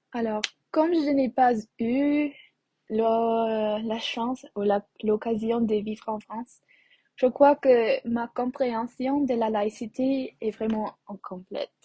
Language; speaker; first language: French; non-native, learner; English